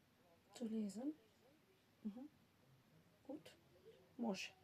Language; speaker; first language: German; non-native, fluent; Macedonian